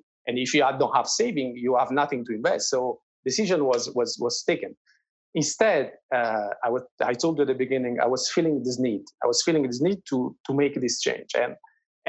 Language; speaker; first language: English; non-native, fluent; Italian